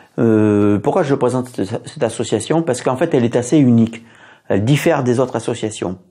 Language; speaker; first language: French; native; French